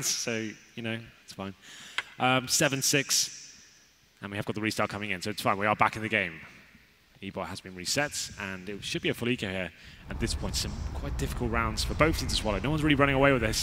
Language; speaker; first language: English; native; English